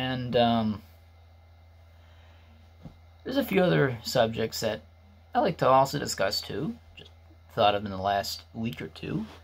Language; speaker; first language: English; native; English